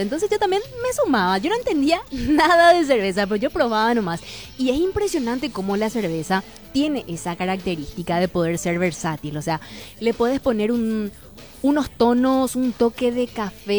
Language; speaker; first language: Spanish; native; Spanish